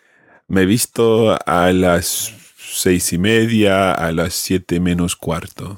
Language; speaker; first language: Spanish; non-native, fluent; English